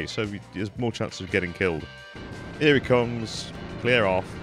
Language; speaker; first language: English; native; English